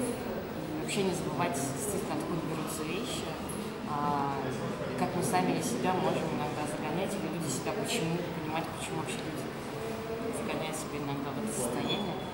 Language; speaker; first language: Russian; native; Russian